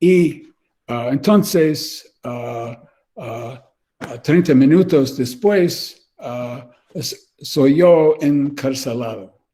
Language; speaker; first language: Spanish; non-native, learner; English